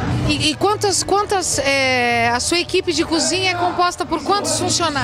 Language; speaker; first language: Portuguese; native; Portuguese